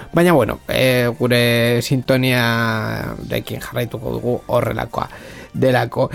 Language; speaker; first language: Basque; non-native, local second language; Spanish